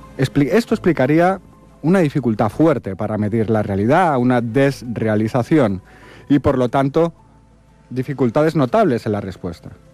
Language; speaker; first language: Spanish; native; Spanish